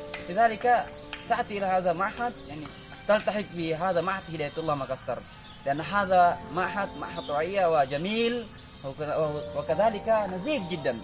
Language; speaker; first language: Arabic; non-native, learner; Indonesian